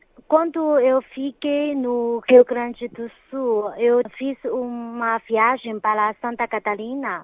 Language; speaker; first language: Portuguese; non-native, fluent; Chinese